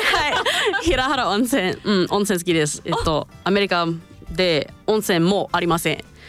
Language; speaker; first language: Japanese; non-native, learner; English